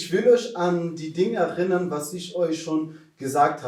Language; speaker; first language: German; non-native, fluent; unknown